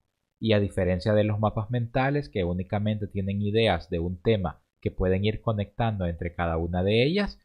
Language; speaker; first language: Spanish; native; Spanish